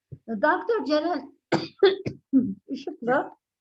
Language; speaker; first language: Turkish; native; Turkish